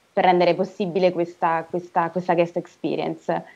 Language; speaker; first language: Italian; native; Italian